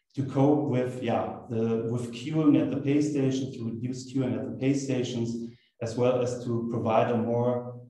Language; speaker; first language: English; non-native, fluent; German